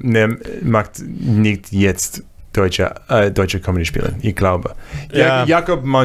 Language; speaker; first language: German; non-native, learner; English